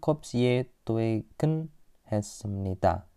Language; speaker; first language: Korean; non-native, learner; Indonesian